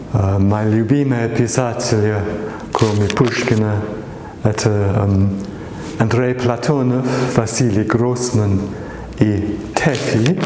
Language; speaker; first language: Russian; non-native, fluent; English